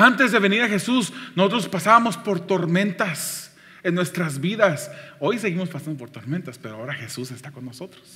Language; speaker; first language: Spanish; native; Spanish